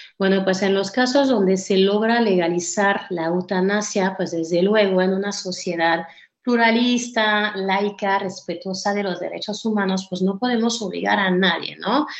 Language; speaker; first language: Spanish; non-native, fluent; French